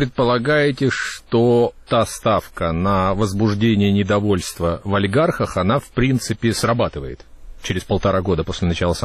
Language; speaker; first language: Russian; native; Russian